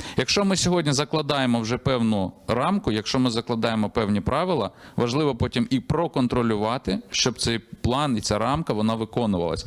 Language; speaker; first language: Ukrainian; native; Ukrainian